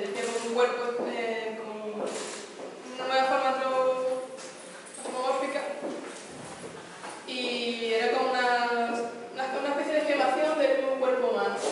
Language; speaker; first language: Spanish; native; Spanish